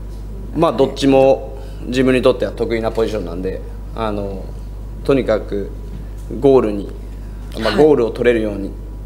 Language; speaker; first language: Japanese; native; Japanese